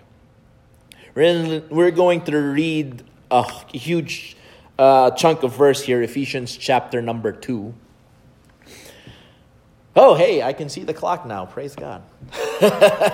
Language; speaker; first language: English; non-native, local second language; Filipino